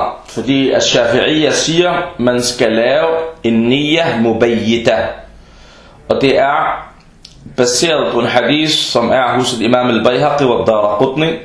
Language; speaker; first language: Danish; early bilingual, other home language; Arabic